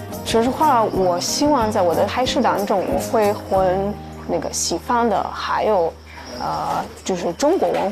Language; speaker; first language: Chinese; non-native, fluent; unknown